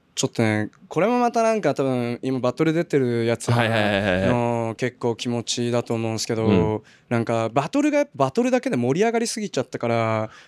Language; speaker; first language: Japanese; native; Japanese